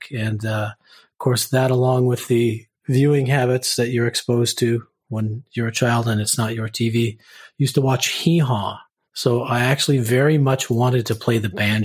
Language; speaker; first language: English; native; English